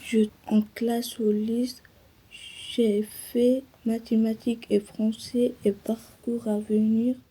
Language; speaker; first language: French; early bilingual, other home language; Arabic